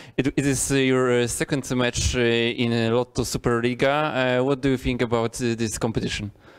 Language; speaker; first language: English; non-native, fluent; Polish